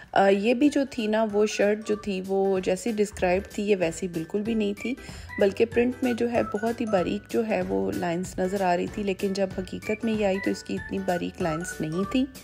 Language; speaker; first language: Urdu; native; Urdu